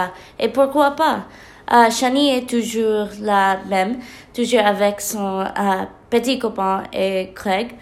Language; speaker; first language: French; non-native, learner; English